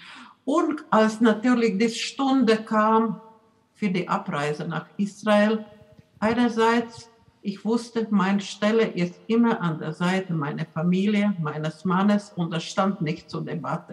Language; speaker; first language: German; non-native, fluent; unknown